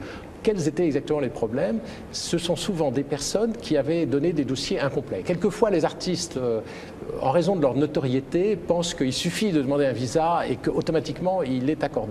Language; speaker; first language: French; native; French